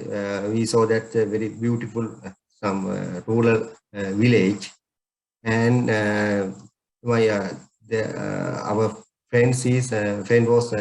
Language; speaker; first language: English; non-native, learner; Sinhala